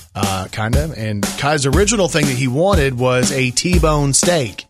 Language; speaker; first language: English; native; English